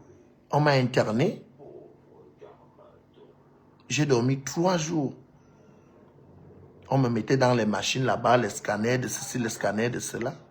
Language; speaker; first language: French; non-native, local second language; Lingala